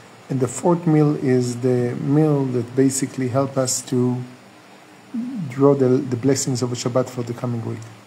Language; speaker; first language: English; non-native, fluent; Hebrew